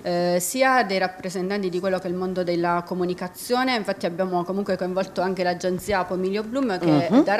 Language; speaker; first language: Italian; native; Italian